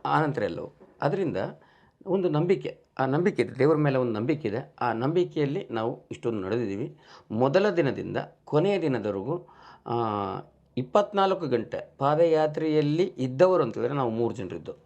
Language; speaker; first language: Kannada; non-native, local second language; Kodava